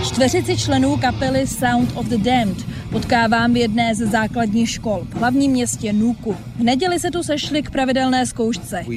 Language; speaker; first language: Czech; native; Czech